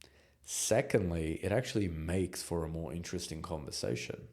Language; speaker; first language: English; native; English